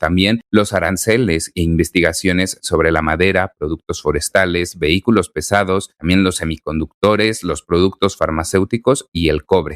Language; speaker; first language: Spanish; native; Spanish